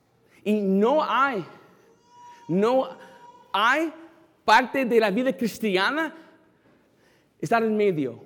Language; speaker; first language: Spanish; non-native, fluent; English